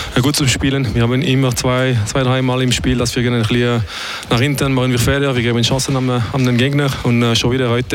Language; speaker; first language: German; non-native, learner; French